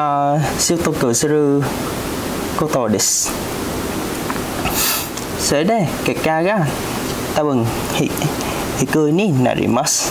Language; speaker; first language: Japanese; non-native, learner; Vietnamese